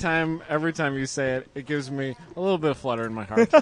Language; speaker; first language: English; native; English